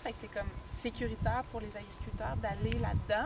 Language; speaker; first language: French; native; French